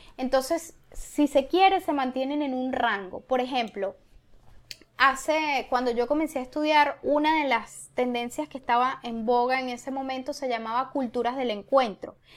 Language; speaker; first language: Spanish; native; Spanish